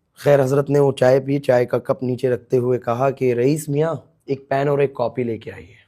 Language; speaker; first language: Urdu; native; Urdu